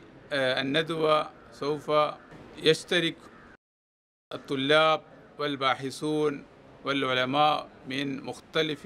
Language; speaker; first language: Arabic; non-native, fluent; Malayalam